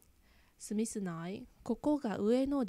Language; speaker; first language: Japanese; non-native, fluent; Vietnamese